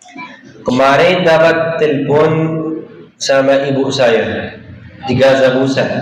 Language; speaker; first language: Indonesian; non-native, fluent; Arabic